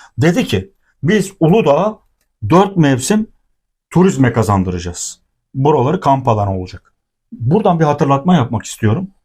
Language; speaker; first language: Turkish; native; Turkish